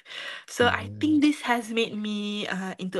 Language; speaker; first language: English; non-native, local second language; Malay